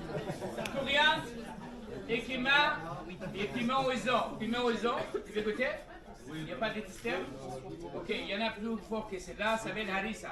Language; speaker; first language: French; non-native, learner; Arabic